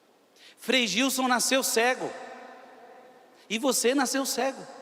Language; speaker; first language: Portuguese; native; Portuguese